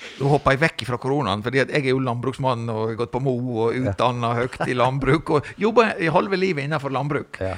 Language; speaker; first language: Norwegian; native; Norwegian